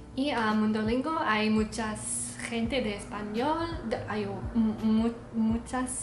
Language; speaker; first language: Spanish; non-native, learner; English